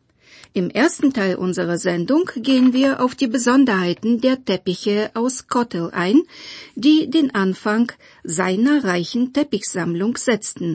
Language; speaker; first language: German; non-native, fluent; Bulgarian